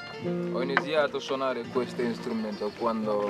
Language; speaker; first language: Italian; non-native, learner; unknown